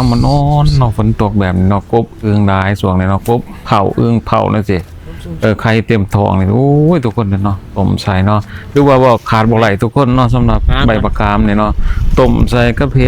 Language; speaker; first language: Thai; non-native, local second language; Northeastern Thai